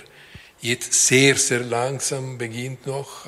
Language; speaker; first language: German; non-native, local second language; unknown